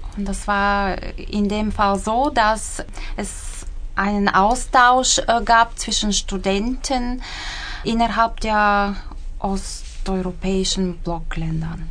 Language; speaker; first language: German; non-native, fluent; Bulgarian